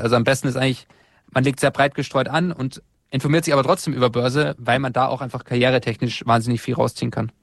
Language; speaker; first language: German; native; German